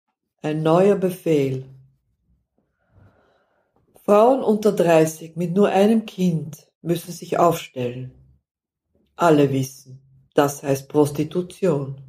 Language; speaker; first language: German; non-native, fluent; Dutch